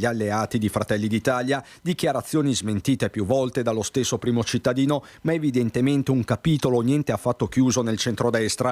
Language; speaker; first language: Italian; native; Italian